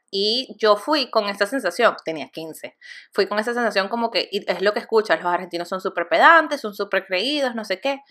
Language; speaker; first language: Spanish; native; Spanish